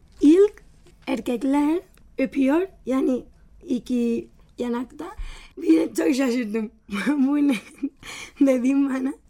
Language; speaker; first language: Turkish; non-native, learner; Spanish